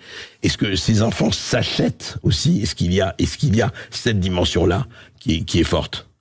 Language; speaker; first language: French; native; French